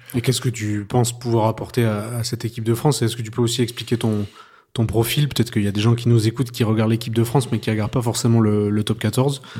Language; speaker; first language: French; native; French